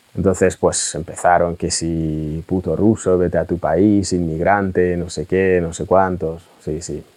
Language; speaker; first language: Spanish; early bilingual, other home language; Russian